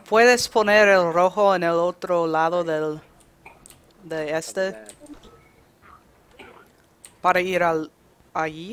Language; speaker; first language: Spanish; non-native, learner; English